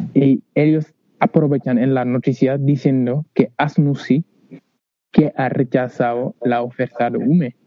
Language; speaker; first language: Spanish; non-native, learner; Wolof